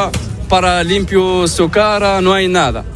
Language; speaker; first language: Spanish; non-native, learner; Arabic